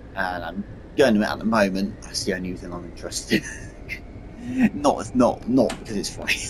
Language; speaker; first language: English; native; English